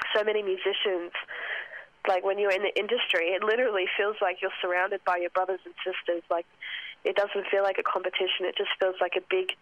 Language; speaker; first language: English; non-native, local second language; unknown